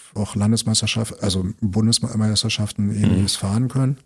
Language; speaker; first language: German; native; German